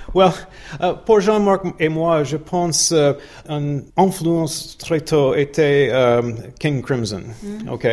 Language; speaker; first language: French; non-native, learner; English